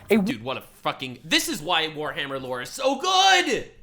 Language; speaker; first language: English; native; English